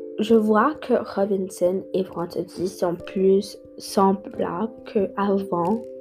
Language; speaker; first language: French; non-native, learner; English